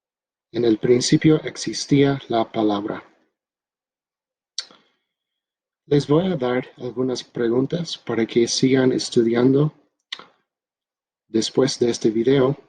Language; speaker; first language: Spanish; non-native, fluent; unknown